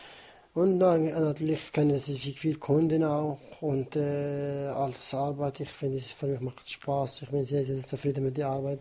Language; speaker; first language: German; non-native, learner; Kurdish